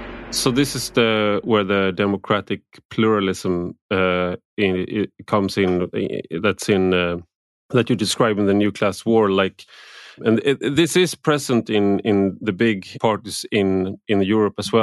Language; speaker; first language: English; non-native, fluent; Swedish